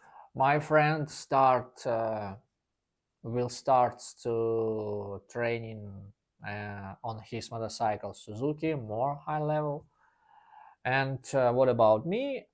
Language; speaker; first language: English; non-native, learner; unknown